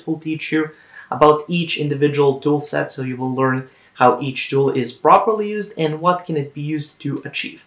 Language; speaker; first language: English; non-native, fluent; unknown